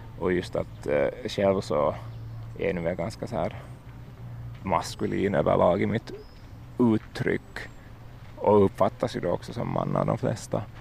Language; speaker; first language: Swedish; native; Swedish